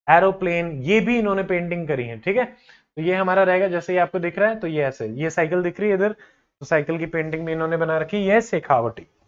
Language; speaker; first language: Hindi; native; Hindi